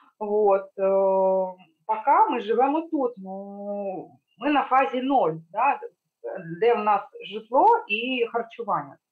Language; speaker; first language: Ukrainian; non-native, local second language; Russian